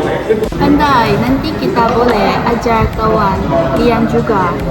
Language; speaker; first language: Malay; non-native, learner; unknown